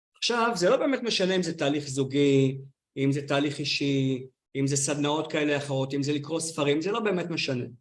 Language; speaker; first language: Hebrew; native; Hebrew